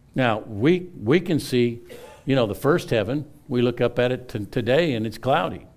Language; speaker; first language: English; native; English